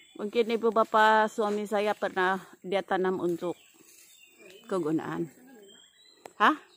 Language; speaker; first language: Malay; non-native, local second language; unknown